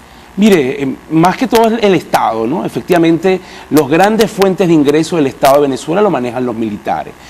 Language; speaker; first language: Spanish; native; Spanish